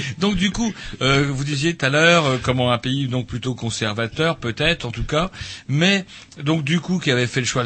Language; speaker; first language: French; native; French